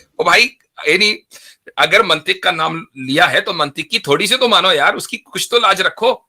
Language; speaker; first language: Hindi; native; Hindi